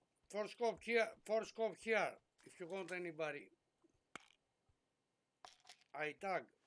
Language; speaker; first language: English; non-native, learner; Greek